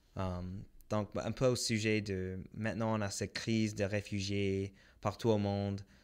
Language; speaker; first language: French; non-native, local second language; English